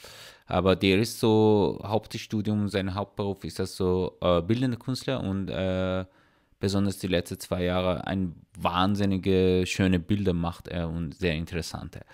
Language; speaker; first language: German; non-native, learner; Persian